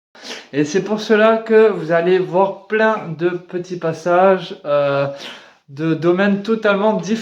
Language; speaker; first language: French; native; French